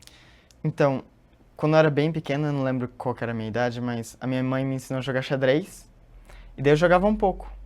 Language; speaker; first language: Portuguese; early bilingual, heritage; Portuguese